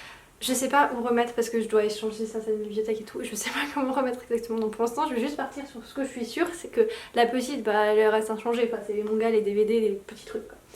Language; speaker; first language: French; native; French